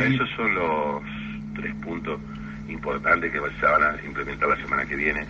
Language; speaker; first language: Spanish; native; Spanish